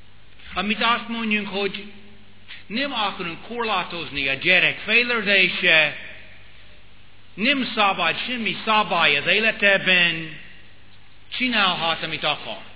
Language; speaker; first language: Hungarian; non-native, fluent; English